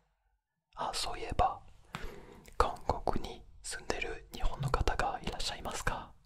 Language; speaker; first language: Japanese; non-native, fluent; French